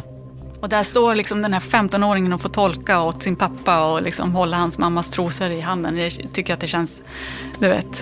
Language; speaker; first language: Swedish; native; Swedish